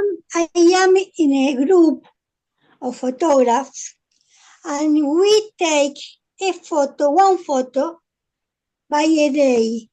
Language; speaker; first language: English; non-native, learner; Spanish